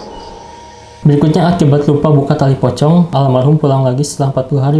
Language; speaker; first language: Indonesian; native; Indonesian